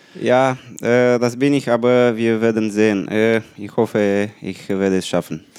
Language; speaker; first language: German; non-native, learner; Romanian